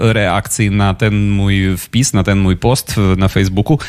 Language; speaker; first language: Polish; non-native, fluent; Ukrainian